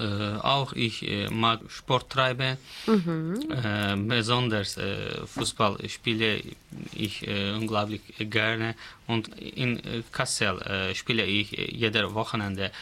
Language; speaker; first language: German; non-native, learner; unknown